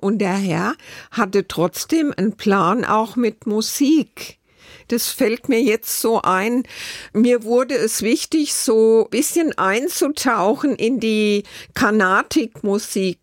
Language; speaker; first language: German; native; German